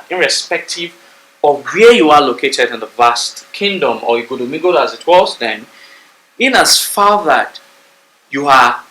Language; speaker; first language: English; non-native, local second language; Bini